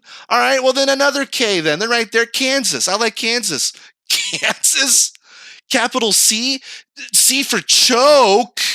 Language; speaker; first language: English; native; English